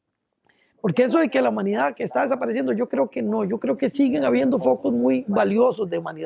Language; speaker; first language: Spanish; native; Spanish